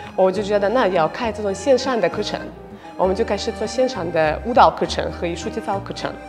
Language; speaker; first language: Chinese; non-native, fluent; Russian